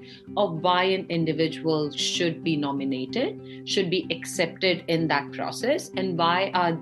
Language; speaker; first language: English; non-native, local second language; Hindi